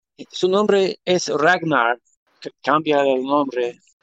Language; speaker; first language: Spanish; non-native, learner; English